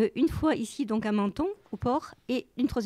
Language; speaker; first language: French; native; French